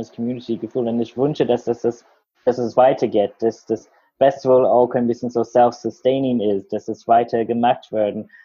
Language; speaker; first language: German; non-native, learner; English